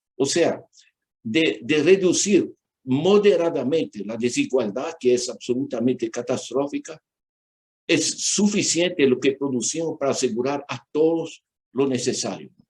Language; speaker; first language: Spanish; non-native, fluent; Portuguese